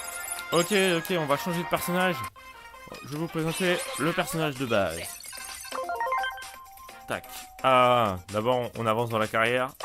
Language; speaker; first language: French; native; French